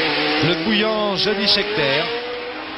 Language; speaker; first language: French; native; French